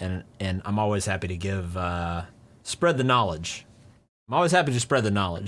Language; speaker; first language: English; native; English